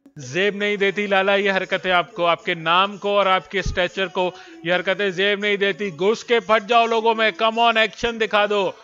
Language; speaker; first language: Urdu; native; Urdu